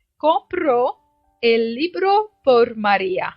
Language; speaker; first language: Spanish; non-native, fluent; Turkish